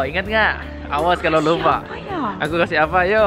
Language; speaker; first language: Indonesian; native; Indonesian